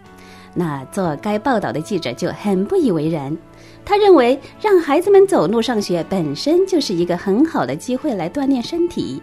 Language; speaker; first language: Chinese; native; Chinese